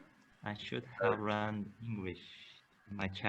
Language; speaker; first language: English; non-native, learner; Japanese